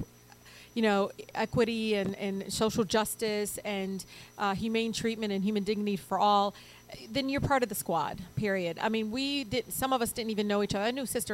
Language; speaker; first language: English; early bilingual, other home language; Arabic